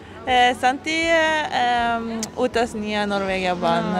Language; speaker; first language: Hungarian; non-native, learner; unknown